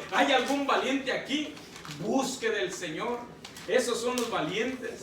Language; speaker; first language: Spanish; native; Spanish